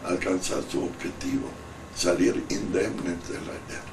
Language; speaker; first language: Spanish; non-native, fluent; Italian